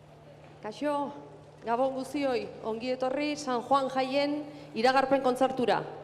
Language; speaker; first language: Basque; native; Basque